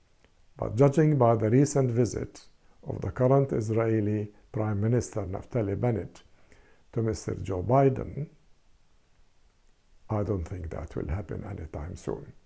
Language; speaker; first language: English; non-native, fluent; Arabic